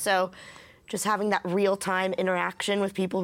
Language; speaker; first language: English; native; English